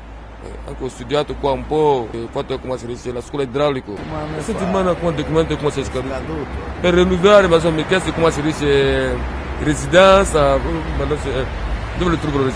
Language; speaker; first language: Italian; non-native, learner; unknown